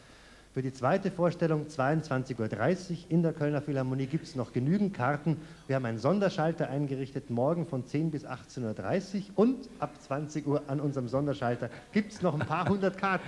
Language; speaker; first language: German; native; German